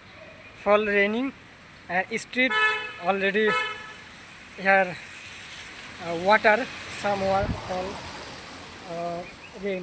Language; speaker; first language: English; non-native, learner; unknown